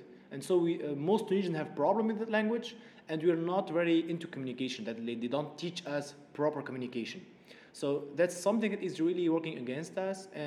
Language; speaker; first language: English; non-native, fluent; Arabic